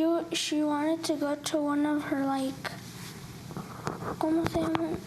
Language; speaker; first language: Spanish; early bilingual, heritage; Spanish